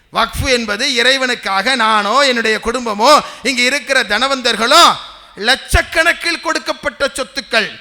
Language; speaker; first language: Tamil; native; Tamil